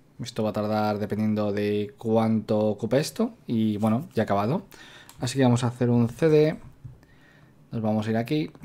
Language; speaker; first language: Spanish; native; Spanish